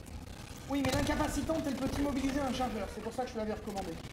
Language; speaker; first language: French; native; French